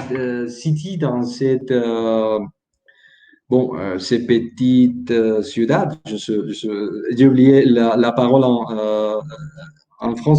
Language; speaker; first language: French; non-native, learner; Spanish